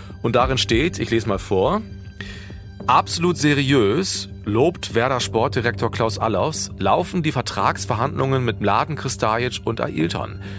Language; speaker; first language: German; native; German